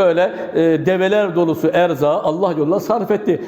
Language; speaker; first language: Turkish; native; Turkish